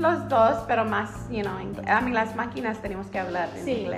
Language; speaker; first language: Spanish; early bilingual, heritage; Spanish